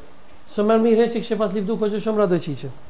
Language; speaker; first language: Albanian; native; Albanian